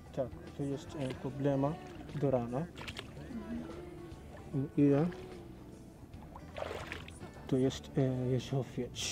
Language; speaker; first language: Polish; non-native, learner; Swahili